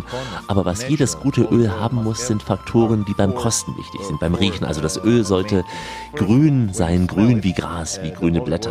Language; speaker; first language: German; native; German